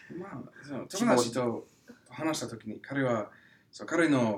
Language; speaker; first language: Japanese; non-native, learner; English